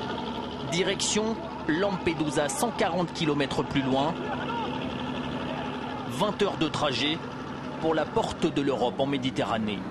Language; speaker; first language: French; native; French